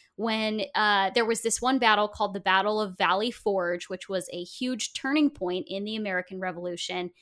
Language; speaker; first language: English; native; English